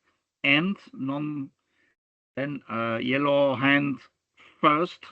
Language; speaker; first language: English; non-native, fluent; French